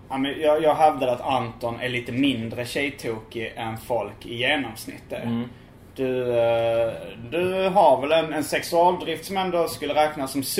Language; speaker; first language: Swedish; native; Swedish